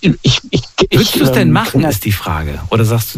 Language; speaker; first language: German; native; German